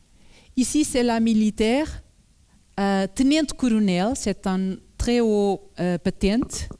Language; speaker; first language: French; non-native, learner; Portuguese